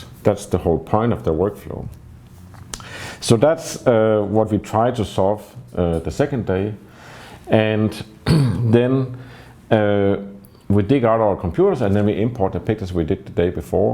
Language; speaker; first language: English; non-native, fluent; Danish